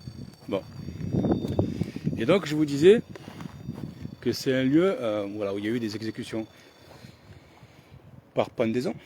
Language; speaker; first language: French; native; French